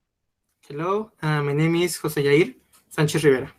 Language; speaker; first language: English; non-native, learner; Spanish